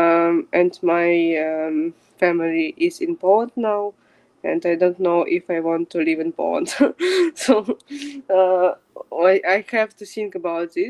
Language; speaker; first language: English; non-native, fluent; Ukrainian